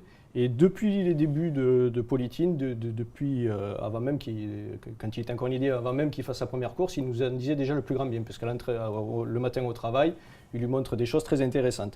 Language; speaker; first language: French; native; French